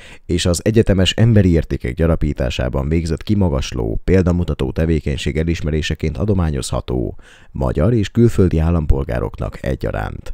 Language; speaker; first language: Hungarian; native; Hungarian